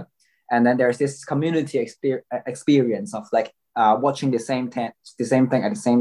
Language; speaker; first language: English; non-native, local second language; Cantonese